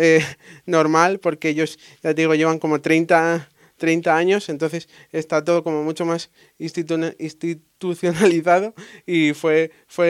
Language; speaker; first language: Spanish; native; Spanish